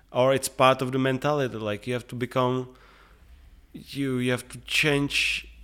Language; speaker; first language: English; non-native, fluent; Czech